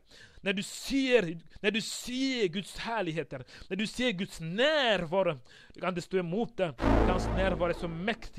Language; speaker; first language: Swedish; non-native, fluent; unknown